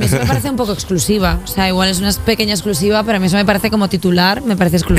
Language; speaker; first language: Spanish; native; Spanish